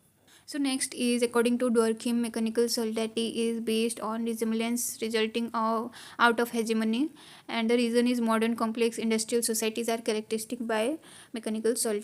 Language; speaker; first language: English; non-native, local second language; Hindi